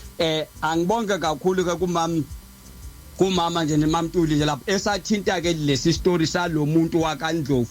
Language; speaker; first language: Zulu; non-native, local second language; Xhosa